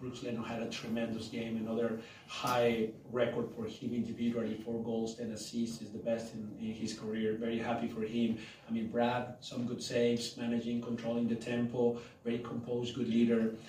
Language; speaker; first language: English; non-native, fluent; Spanish